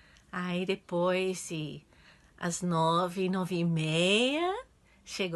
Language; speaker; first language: Portuguese; non-native, fluent; Dutch